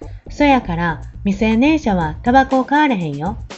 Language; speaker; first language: Japanese; native; Japanese